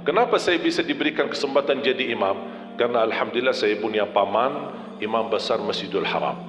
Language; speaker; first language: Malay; non-native, fluent; Arabic